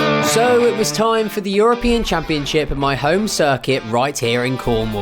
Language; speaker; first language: English; native; English